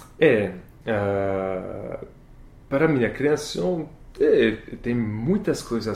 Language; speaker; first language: Portuguese; non-native, learner; French